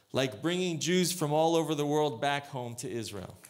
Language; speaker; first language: English; native; English